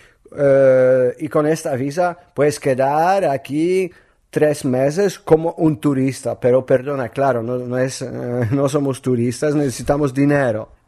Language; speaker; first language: Spanish; non-native, learner; Polish